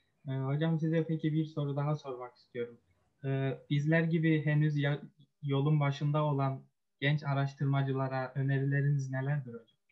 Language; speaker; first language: Turkish; native; Turkish